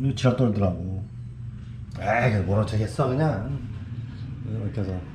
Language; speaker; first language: Korean; native; Korean